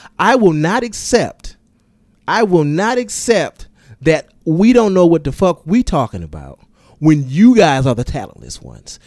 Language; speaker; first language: English; native; English